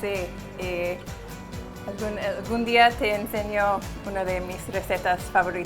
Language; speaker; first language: Spanish; non-native, fluent; English